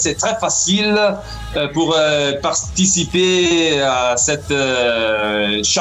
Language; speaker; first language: French; non-native, fluent; Italian